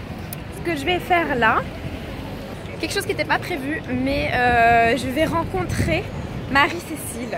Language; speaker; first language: French; native; French